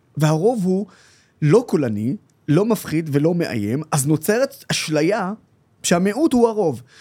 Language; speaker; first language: Hebrew; non-native, local second language; Arabic